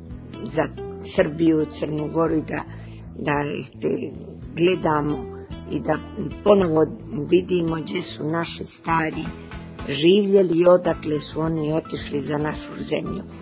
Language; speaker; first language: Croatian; early bilingual, heritage; Serbian